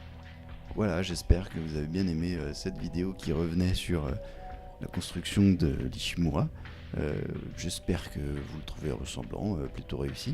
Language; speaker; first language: French; native; French